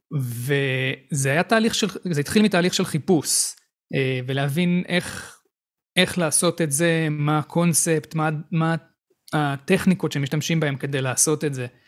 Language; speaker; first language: Hebrew; native; Hebrew